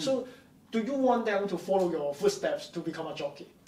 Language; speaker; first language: English; non-native, local second language; Cantonese